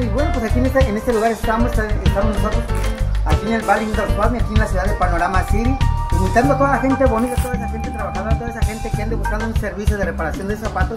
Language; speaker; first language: Spanish; native; Spanish